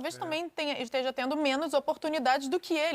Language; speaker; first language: Portuguese; native; Portuguese